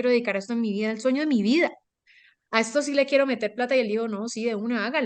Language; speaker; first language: Spanish; native; Spanish